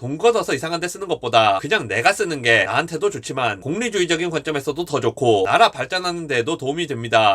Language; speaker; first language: Korean; native; Korean